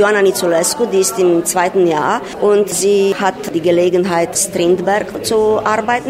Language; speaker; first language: German; non-native, local second language; Romanian